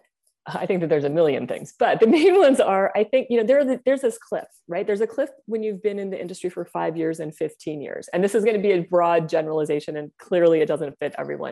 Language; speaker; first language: English; native; English